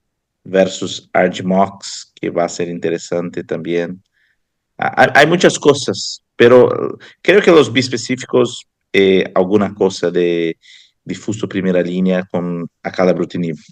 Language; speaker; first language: Spanish; non-native, fluent; Portuguese